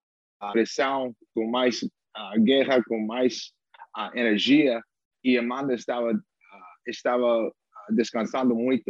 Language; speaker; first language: Portuguese; non-native, fluent; English